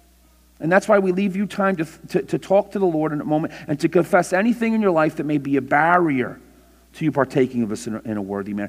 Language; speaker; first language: English; native; English